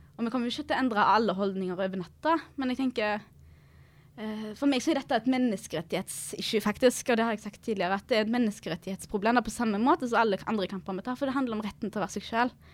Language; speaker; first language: Norwegian; early bilingual, other home language; Arabic